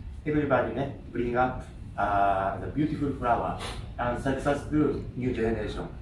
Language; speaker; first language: English; non-native, learner; Japanese